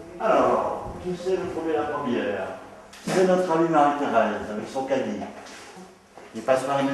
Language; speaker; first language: French; native; French